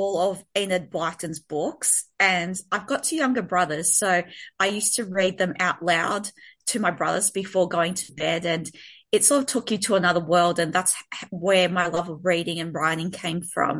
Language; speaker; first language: English; native; English